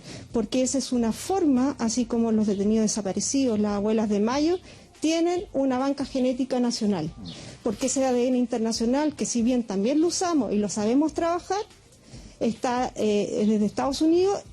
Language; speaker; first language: Spanish; native; Spanish